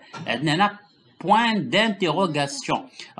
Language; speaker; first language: French; non-native, local second language; Arabic